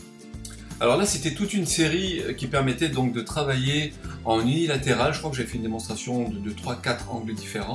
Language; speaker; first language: French; native; French